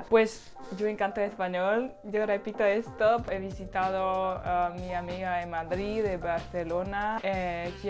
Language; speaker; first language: Spanish; non-native, learner; Slovak